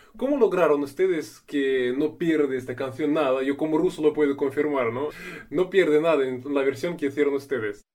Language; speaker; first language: Spanish; non-native, fluent; Russian